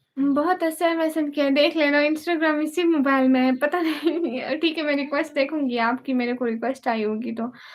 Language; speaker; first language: Urdu; non-native, local second language; Punjabi